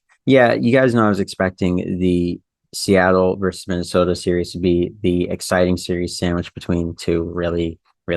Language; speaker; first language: English; native; English